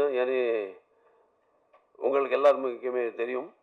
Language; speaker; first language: Tamil; non-native, learner; Telugu